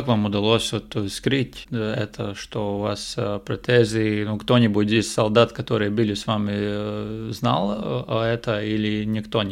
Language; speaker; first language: Russian; non-native, local second language; Latvian